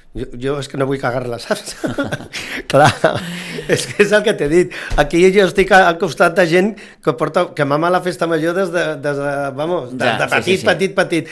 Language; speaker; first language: Catalan; native; Catalan